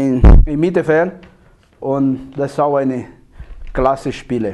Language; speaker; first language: German; non-native, learner; Portuguese